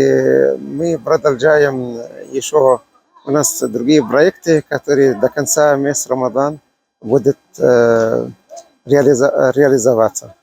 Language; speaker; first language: Russian; non-native, local second language; Kyrgyz